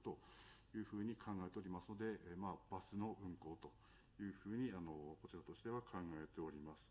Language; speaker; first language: Japanese; native; Japanese